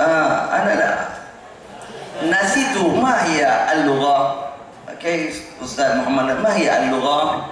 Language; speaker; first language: Arabic; non-native, fluent; Indonesian